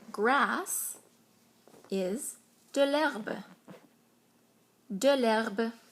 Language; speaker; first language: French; non-native, fluent; English